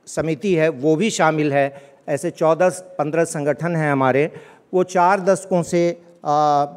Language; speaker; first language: Hindi; native; Hindi